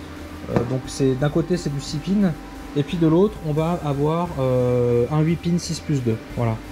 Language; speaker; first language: French; native; French